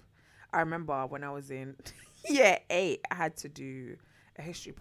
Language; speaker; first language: English; early bilingual, other home language; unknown